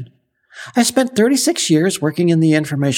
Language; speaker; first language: English; native; English